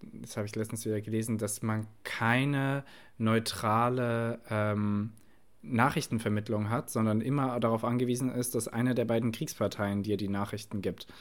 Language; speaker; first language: German; native; German